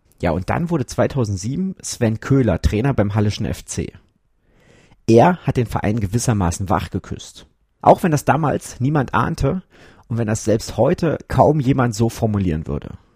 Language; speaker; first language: German; native; German